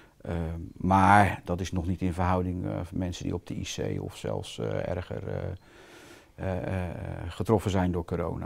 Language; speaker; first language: Dutch; native; Dutch